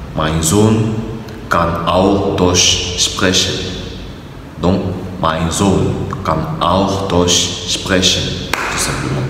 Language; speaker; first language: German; non-native, fluent; French